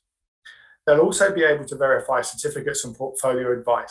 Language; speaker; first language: English; native; English